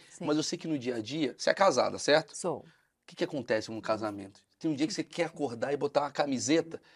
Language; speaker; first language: Portuguese; native; Portuguese